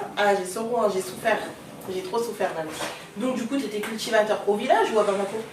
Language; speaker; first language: French; native; French